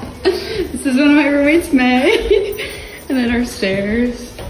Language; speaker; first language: English; native; English